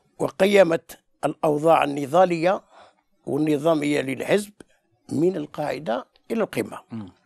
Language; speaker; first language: Arabic; native; Arabic